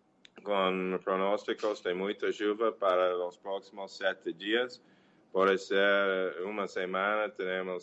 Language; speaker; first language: Portuguese; non-native, learner; English